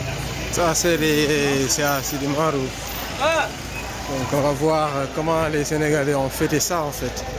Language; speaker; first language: French; non-native, local second language; Wolof